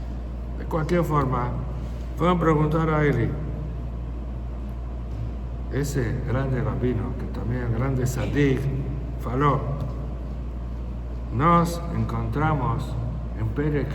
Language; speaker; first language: Portuguese; non-native, fluent; Spanish